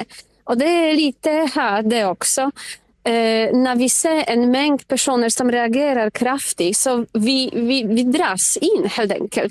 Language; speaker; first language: Swedish; non-native, fluent; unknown